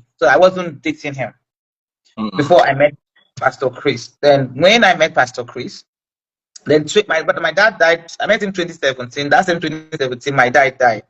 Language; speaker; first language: English; non-native, local second language; Igbo